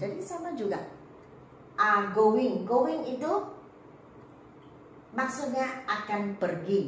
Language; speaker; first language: Malay; native; Malay